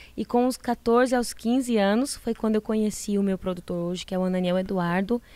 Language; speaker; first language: Portuguese; early bilingual, heritage; Portuguese